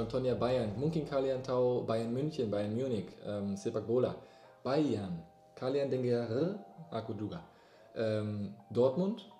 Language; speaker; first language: Indonesian; non-native, learner; German